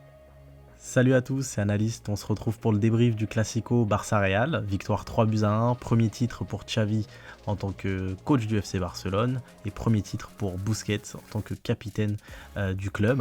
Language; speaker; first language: French; native; French